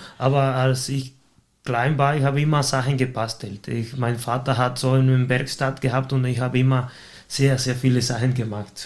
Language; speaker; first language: German; non-native, fluent; Spanish